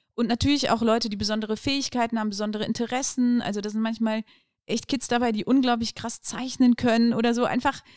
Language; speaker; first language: German; native; German